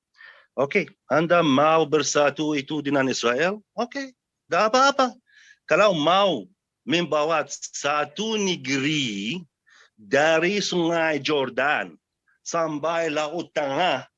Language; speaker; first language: Indonesian; non-native, fluent; Arabic